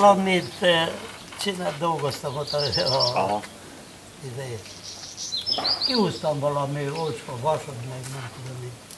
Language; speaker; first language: Hungarian; non-native, local second language; Romanian